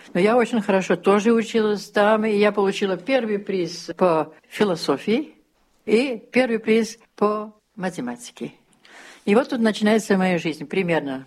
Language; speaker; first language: Russian; early bilingual, heritage; Russian